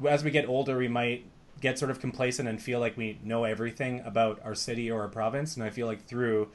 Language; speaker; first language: English; native; English